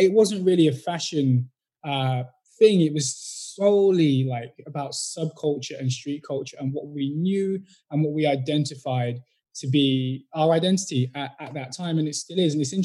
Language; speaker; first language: English; native; English